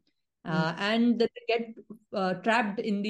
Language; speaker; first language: English; non-native, local second language; Marathi